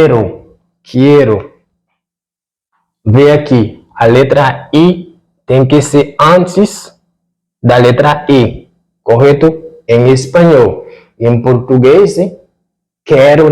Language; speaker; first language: Portuguese; non-native, fluent; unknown